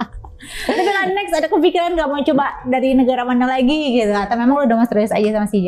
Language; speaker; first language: Indonesian; native; Indonesian